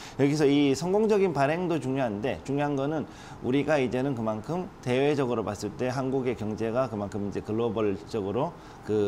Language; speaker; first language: Korean; native; Korean